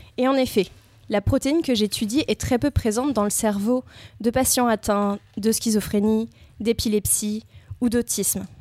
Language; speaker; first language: French; native; French